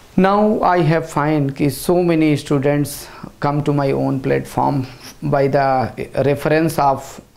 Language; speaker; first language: English; non-native, local second language; Hindi